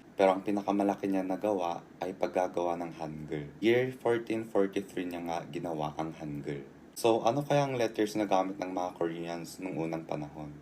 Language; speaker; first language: Filipino; early bilingual, heritage; Korean